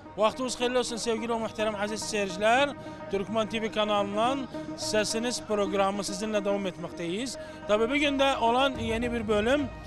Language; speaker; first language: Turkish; native; Turkish